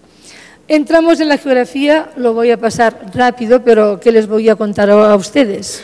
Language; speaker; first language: Spanish; native; Spanish